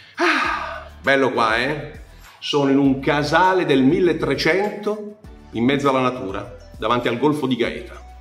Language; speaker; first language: Italian; native; Italian